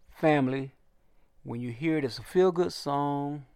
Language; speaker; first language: English; native; English